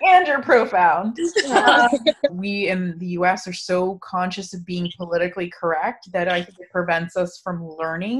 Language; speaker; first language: English; native; English